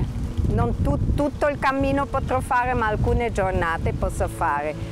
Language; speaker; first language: Italian; non-native, local second language; German